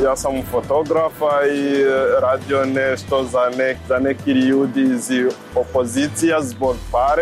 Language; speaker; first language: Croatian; non-native, learner; Rundi